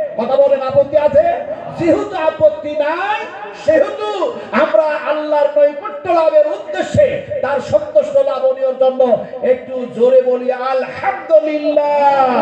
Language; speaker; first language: Bangla; non-native, local second language; Urdu